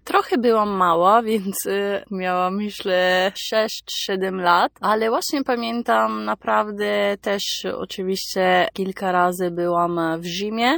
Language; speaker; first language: Polish; non-native, fluent; Italian